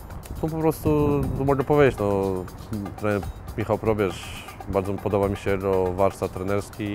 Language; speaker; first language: Polish; native; Polish